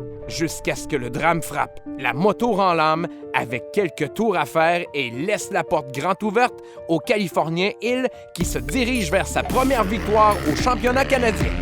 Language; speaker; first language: French; native; French